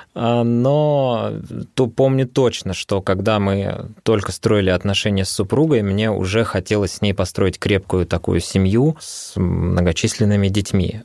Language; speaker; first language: Russian; early bilingual, other home language; Arabic